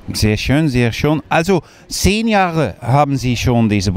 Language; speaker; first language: German; non-native, learner; Dutch